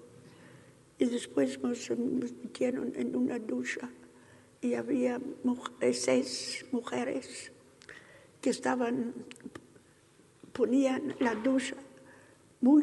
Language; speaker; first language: Spanish; early bilingual, heritage; Ladino